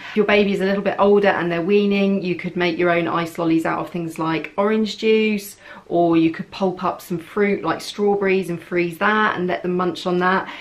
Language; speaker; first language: English; native; English